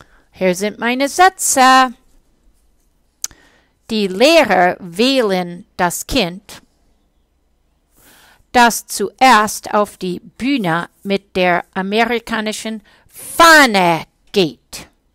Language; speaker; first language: German; non-native, fluent; English